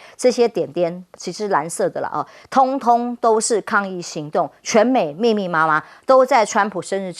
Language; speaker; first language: Chinese; native; Chinese